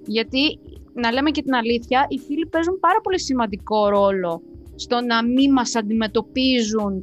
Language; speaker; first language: Greek; non-native, fluent; Romanian